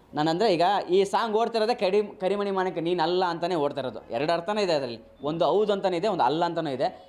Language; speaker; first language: Kannada; native; Kannada